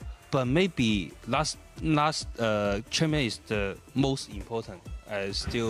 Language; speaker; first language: English; non-native, learner; Chinese